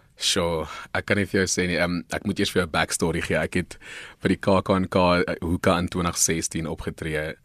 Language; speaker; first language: Afrikaans; non-native, local second language; Northern Sotho